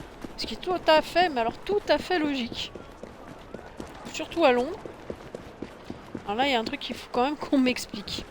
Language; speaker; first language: French; native; French